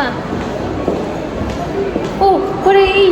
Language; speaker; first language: Japanese; non-native, fluent; Filipino